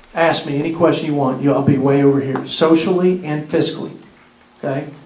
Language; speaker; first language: English; native; English